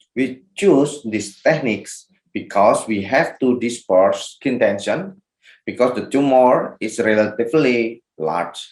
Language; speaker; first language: English; non-native, fluent; Indonesian